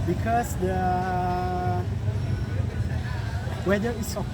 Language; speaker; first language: English; non-native, learner; Indonesian